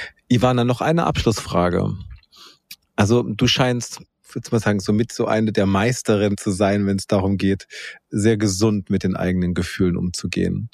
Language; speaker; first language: German; native; German